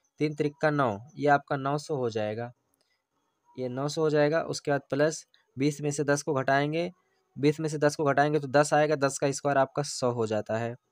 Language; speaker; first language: Hindi; native; Hindi